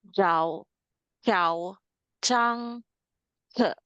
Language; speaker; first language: Chinese; non-native, learner; Filipino